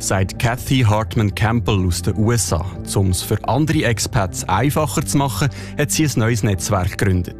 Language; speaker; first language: German; native; German